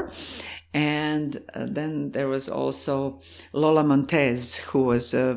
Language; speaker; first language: English; non-native, fluent; Croatian